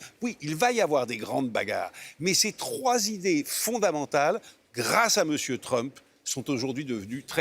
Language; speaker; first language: French; native; French